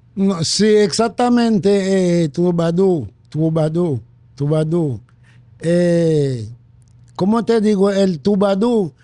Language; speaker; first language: Spanish; non-native, fluent; Haitian Creole